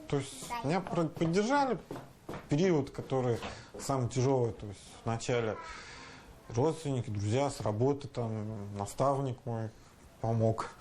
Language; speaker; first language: Russian; native; Russian